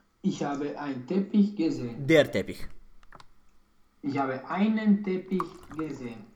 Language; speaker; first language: German; non-native, learner; Romanian